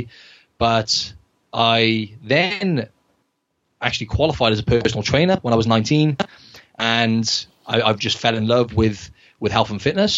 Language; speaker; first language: English; native; English